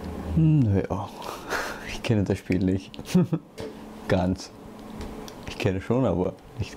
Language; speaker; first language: German; non-native, learner; Persian